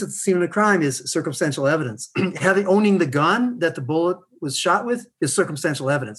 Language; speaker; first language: English; native; English